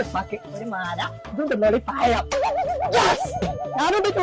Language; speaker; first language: Malayalam; native; Malayalam